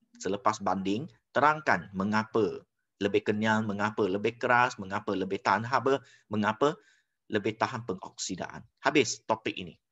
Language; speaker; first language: Malay; non-native, local second language; Chinese